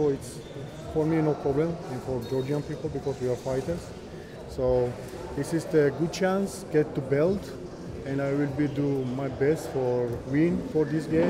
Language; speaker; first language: English; non-native, learner; Georgian